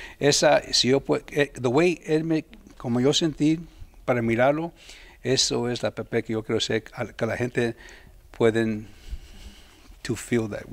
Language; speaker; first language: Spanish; early bilingual, heritage; Spanish